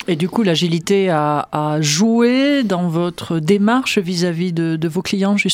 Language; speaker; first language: French; native; French